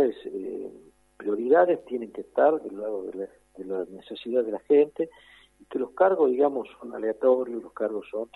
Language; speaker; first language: Spanish; native; Spanish